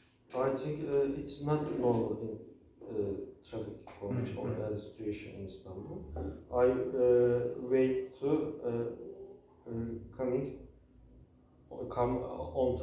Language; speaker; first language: English; non-native, learner; Turkish